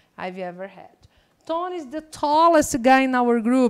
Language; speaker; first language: English; non-native, fluent; Portuguese